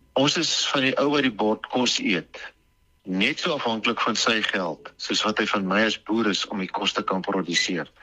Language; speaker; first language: Afrikaans; native; Afrikaans